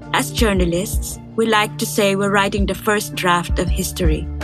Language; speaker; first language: English; non-native, local second language; Filipino